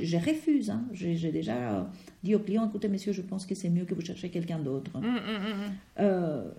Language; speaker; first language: French; non-native, fluent; Spanish